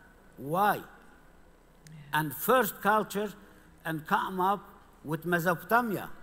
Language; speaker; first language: English; non-native, learner; Kurdish